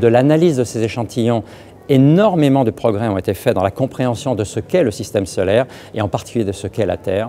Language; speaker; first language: French; native; French